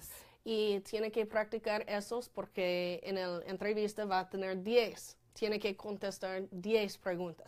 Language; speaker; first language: Spanish; non-native, fluent; English